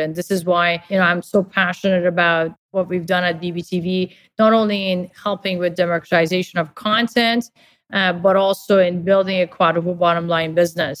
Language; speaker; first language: English; non-native, fluent; Persian